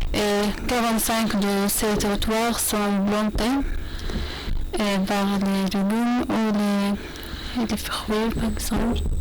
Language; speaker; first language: French; non-native, learner; Arabic